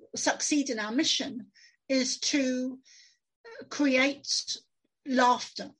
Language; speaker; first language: English; native; English